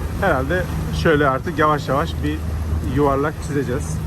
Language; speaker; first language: Turkish; native; Turkish